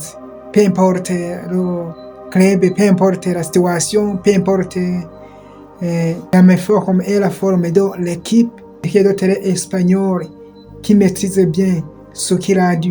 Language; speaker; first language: French; non-native, local second language; Kinyarwanda